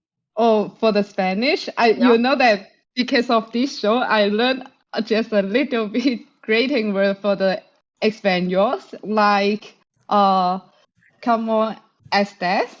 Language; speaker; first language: English; non-native, fluent; Chinese